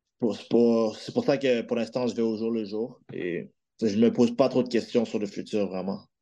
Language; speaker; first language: French; native; French